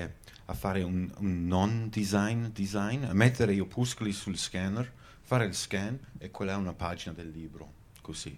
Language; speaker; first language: Italian; early bilingual, heritage; Venetian